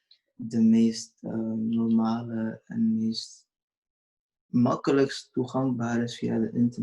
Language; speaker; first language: Dutch; early bilingual, other home language; Urdu